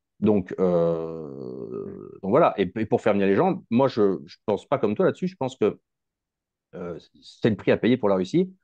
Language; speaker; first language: French; native; French